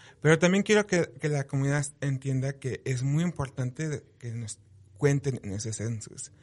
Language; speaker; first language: Spanish; early bilingual, heritage; Spanish